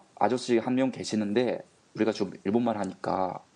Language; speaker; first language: Korean; non-native, fluent; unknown